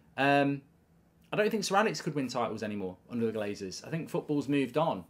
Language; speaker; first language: English; native; English